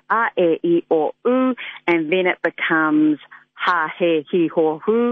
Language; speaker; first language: English; native; English